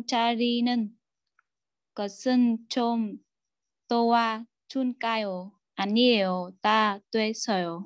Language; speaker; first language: Korean; non-native, learner; Vietnamese